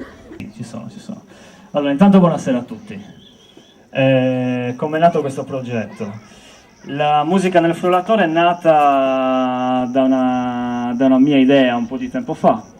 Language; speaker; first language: Italian; native; Italian